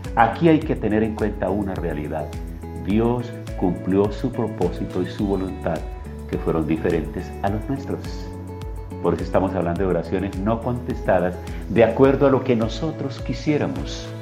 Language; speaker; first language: Spanish; native; Spanish